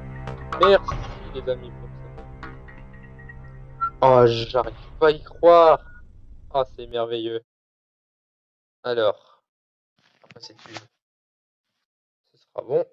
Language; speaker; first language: French; native; French